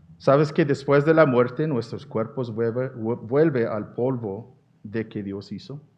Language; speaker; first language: Spanish; non-native, fluent; English